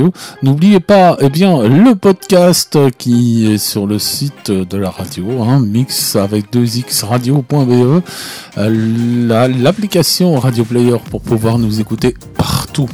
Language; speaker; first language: French; native; French